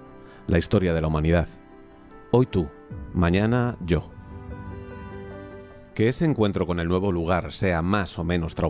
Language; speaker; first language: Spanish; native; Spanish